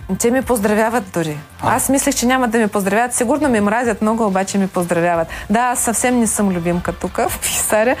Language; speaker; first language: Bulgarian; non-native, fluent; Ukrainian